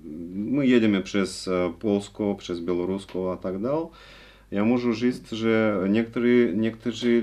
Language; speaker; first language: Czech; non-native, learner; Russian